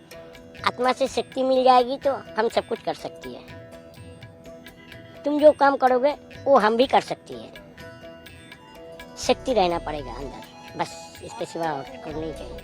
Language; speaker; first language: Hindi; non-native, local second language; Assamese